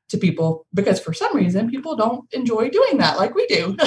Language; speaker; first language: English; native; English